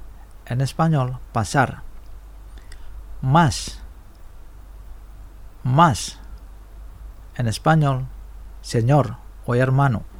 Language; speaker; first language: Spanish; non-native, fluent; Indonesian